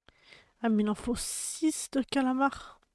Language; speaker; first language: French; native; French